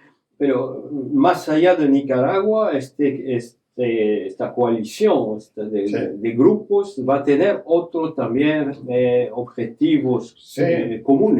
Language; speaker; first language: Spanish; non-native, fluent; French